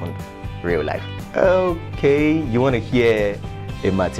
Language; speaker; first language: English; non-native, local second language; Yoruba